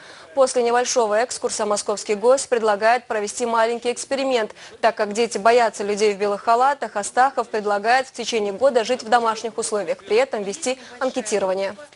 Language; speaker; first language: Russian; native; Russian